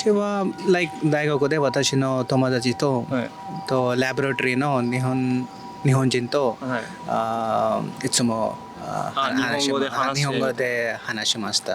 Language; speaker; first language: Japanese; non-native, learner; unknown